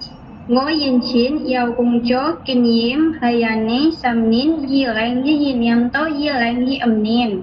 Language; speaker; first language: Cantonese; non-native, learner; Indonesian